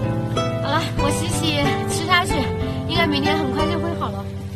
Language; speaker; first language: Chinese; native; Chinese